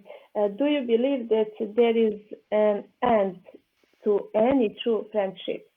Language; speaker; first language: English; non-native, learner; Serbian